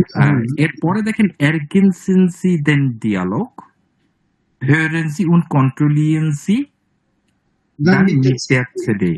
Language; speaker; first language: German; non-native, fluent; Bangla